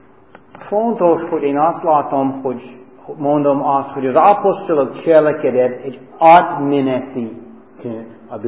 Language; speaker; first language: Hungarian; non-native, fluent; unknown